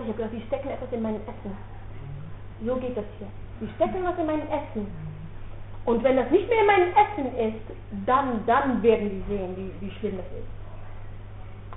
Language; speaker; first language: German; non-native, fluent; Dutch